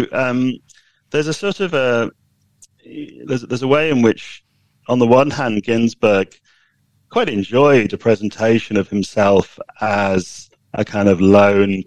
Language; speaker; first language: English; native; English